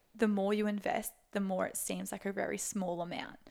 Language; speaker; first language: English; native; English